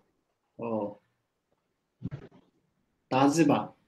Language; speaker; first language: Chinese; non-native, fluent; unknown